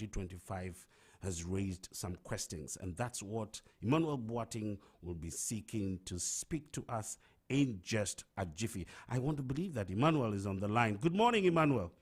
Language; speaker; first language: English; non-native, local second language; Akan